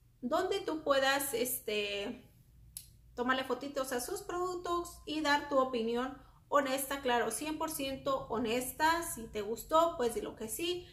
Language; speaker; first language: Spanish; native; Spanish